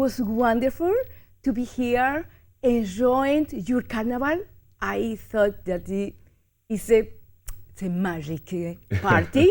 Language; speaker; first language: English; non-native, learner; Spanish